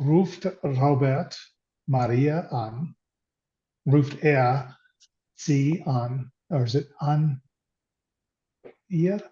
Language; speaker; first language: German; non-native, learner; English